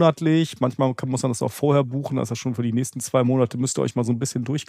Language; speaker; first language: German; native; German